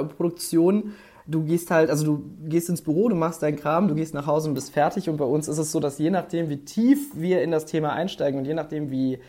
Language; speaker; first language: German; native; German